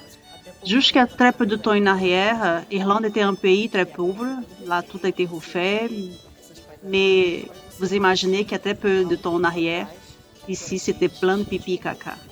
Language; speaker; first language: French; non-native, fluent; Portuguese